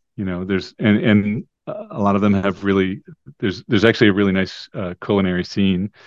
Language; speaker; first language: English; native; English